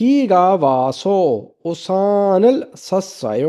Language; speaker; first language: Korean; non-native, learner; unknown